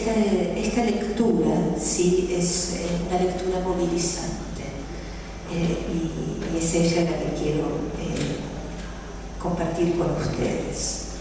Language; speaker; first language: Spanish; native; Spanish